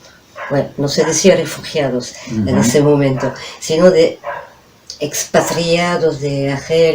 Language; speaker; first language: Spanish; non-native, fluent; French